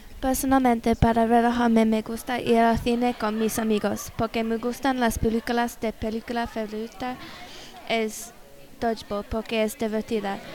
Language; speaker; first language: Spanish; non-native, learner; English